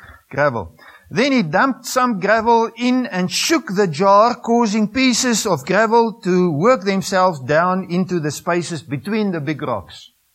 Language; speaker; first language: English; non-native, local second language; Afrikaans